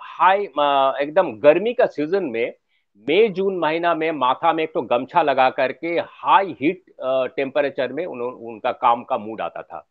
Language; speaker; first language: Hindi; non-native, local second language; Bangla